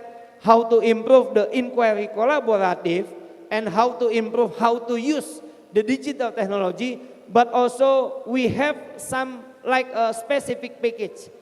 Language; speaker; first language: English; non-native, fluent; Indonesian